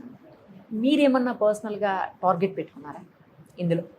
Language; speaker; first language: Telugu; native; Telugu